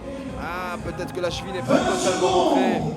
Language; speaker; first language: French; native; French